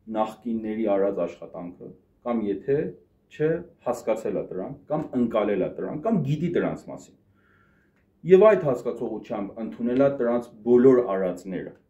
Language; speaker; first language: Armenian; native; Armenian